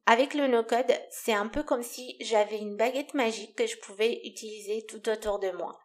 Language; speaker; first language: French; non-native, fluent; Romanian